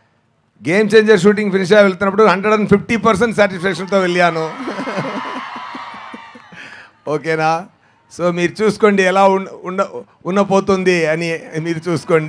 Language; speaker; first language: Telugu; non-native, fluent; Tamil